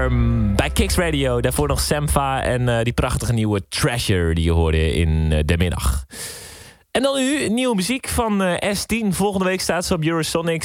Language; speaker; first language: Dutch; native; Dutch